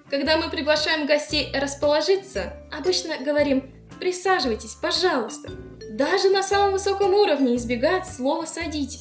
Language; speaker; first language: Russian; native; Russian